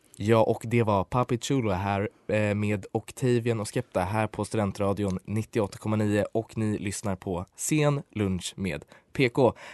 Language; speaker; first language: Swedish; native; Swedish